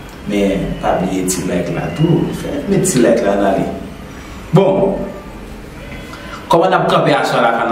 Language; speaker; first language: French; non-native, local second language; Haitian Creole